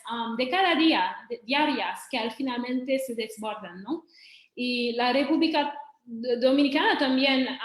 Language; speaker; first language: Spanish; non-native, fluent; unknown